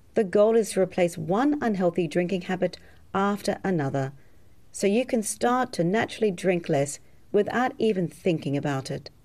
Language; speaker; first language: English; native; English